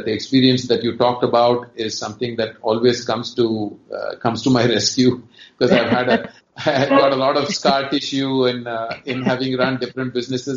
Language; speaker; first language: English; non-native, local second language; Kannada